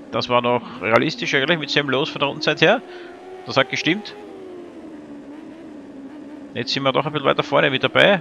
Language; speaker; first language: German; native; German